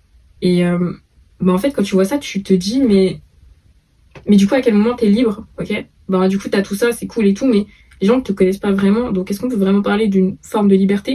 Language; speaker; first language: French; native; French